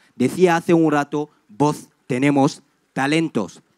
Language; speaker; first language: Spanish; non-native, fluent; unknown